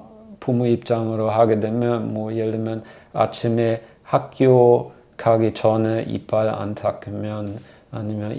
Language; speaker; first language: Korean; non-native, fluent; German